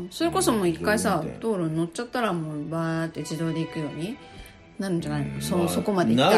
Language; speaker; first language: Japanese; native; Japanese